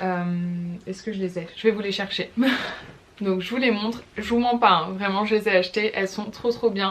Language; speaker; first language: French; native; French